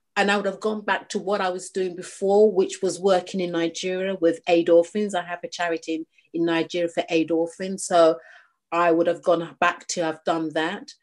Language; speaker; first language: English; native; English